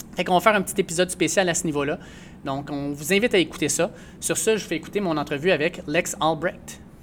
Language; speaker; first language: French; native; French